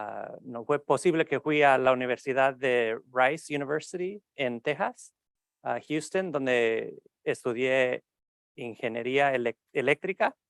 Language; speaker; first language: Spanish; early bilingual, heritage; Spanish